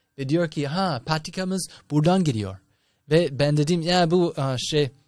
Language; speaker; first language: Turkish; non-native, fluent; English